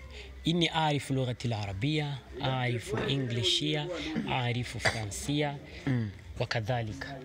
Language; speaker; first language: Arabic; non-native, learner; Rundi